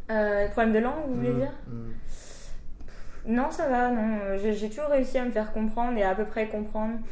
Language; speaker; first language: French; native; French